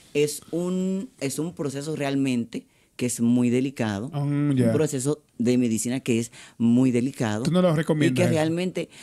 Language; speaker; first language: Spanish; native; Spanish